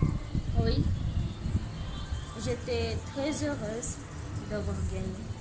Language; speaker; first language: French; non-native, local second language; Comorian